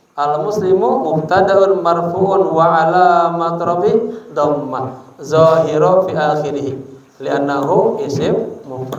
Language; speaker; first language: Arabic; non-native, fluent; Indonesian